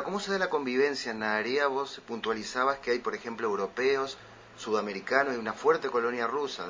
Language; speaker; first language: Spanish; native; Spanish